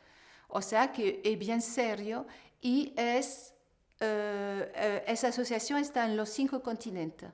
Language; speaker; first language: Spanish; non-native, fluent; French